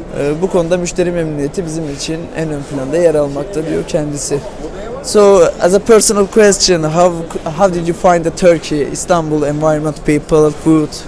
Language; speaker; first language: Turkish; native; Turkish